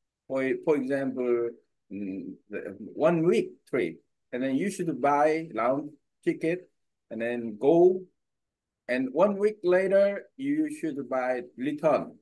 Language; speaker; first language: English; non-native, learner; Korean